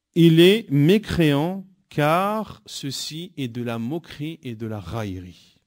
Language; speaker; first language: French; native; French